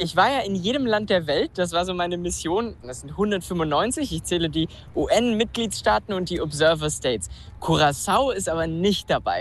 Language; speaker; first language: German; native; German